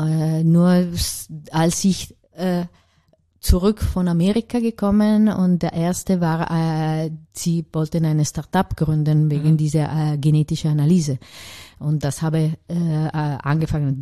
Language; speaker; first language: German; non-native, learner; Italian